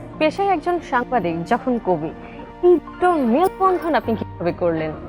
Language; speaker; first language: Bangla; native; Bangla